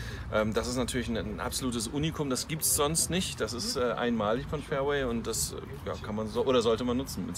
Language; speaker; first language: German; native; German